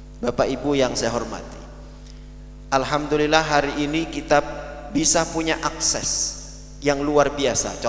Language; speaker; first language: Indonesian; non-native, local second language; Madurese